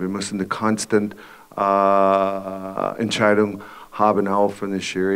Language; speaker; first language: German; non-native, fluent; English